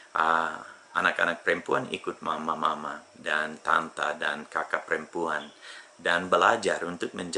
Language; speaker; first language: Indonesian; non-native, fluent; English